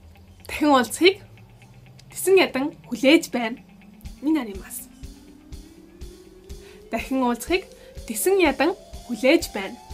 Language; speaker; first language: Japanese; non-native, fluent; Mongolian